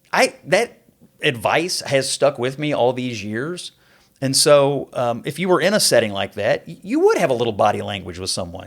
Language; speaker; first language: English; native; English